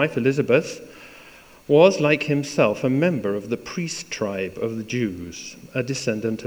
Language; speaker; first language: English; native; English